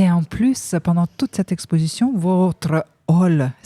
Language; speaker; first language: French; native; French